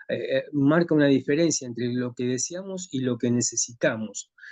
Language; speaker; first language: Spanish; native; Spanish